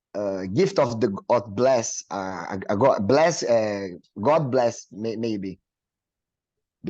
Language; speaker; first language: English; non-native, learner; Portuguese